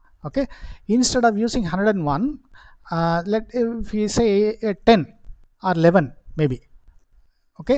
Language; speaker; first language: English; non-native, local second language; Tamil